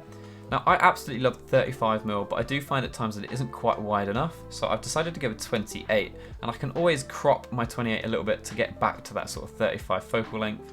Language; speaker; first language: English; native; English